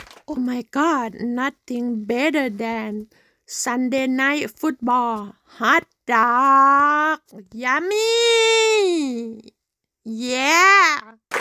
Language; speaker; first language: English; non-native, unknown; Thai